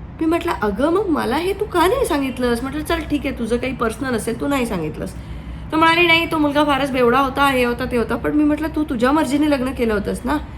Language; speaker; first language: Marathi; native; Marathi